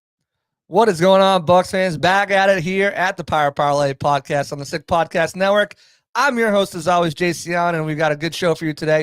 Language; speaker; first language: English; native; English